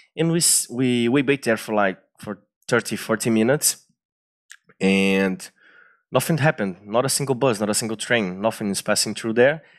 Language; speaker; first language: English; non-native, fluent; Portuguese